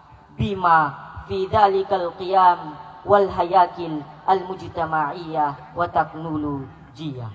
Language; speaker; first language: Arabic; non-native, learner; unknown